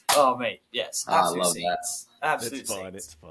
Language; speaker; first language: English; native; English